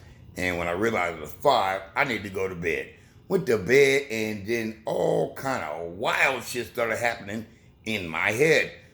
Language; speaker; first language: English; native; English